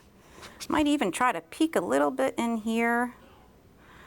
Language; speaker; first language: English; native; English